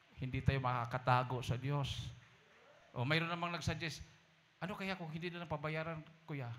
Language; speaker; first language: Filipino; non-native, local second language; Cebuano